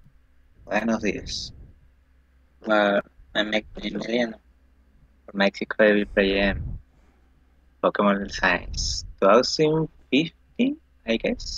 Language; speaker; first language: English; non-native, fluent; Spanish